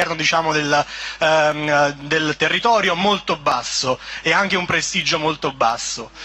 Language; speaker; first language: Italian; native; Italian